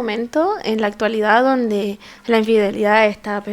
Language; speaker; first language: Spanish; native; Spanish